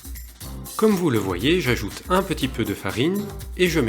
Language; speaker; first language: French; native; French